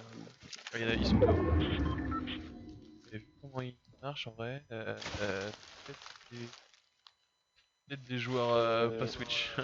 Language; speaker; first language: French; native; French